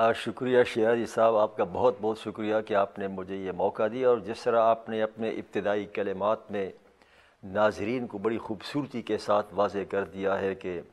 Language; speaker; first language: Urdu; non-native, local second language; Pashto